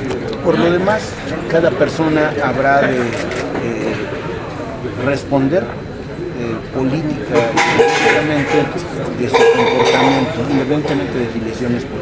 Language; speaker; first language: Spanish; native; Spanish